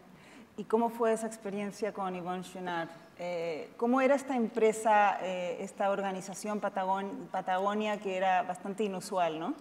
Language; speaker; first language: Spanish; native; Spanish